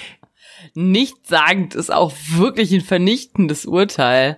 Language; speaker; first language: German; native; German